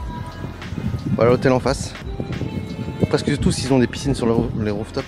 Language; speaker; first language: French; native; French